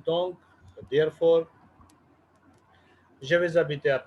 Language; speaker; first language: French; non-native, fluent; Urdu